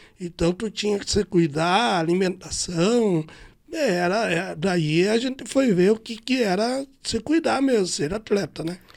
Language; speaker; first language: Portuguese; native; Portuguese